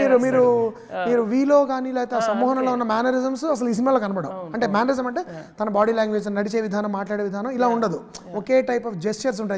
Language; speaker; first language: Telugu; native; Telugu